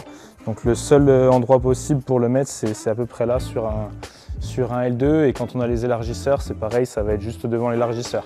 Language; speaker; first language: French; native; French